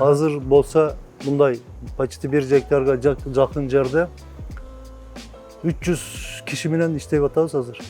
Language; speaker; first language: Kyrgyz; non-native, learner; Turkish